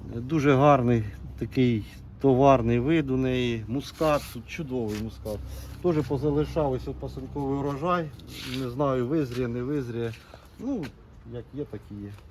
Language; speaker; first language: Ukrainian; native; Ukrainian